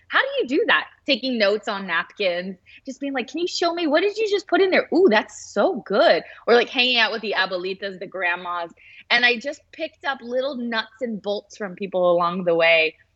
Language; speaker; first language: English; early bilingual, other home language; Spanish